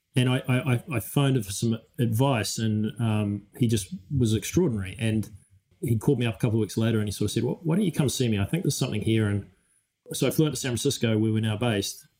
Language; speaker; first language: English; native; English